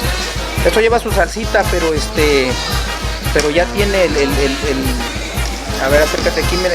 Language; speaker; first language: Spanish; native; Spanish